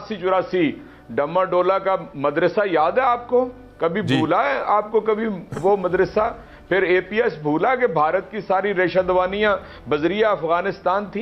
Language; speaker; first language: Urdu; native; Urdu